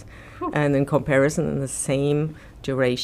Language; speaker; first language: English; non-native, fluent; German